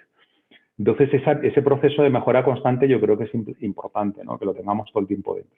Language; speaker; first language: Spanish; native; Spanish